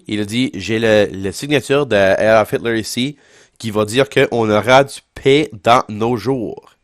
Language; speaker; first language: French; non-native, local second language; English